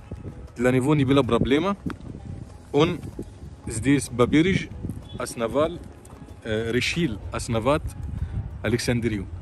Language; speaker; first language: Russian; non-native, local second language; Arabic